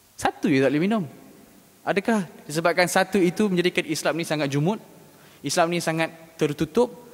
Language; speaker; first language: Malay; native; Malay